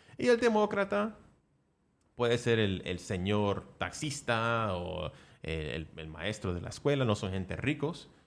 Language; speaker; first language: Spanish; early bilingual, heritage; Spanish